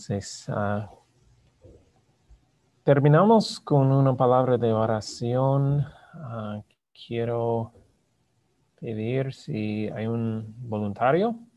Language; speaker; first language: Spanish; non-native, fluent; English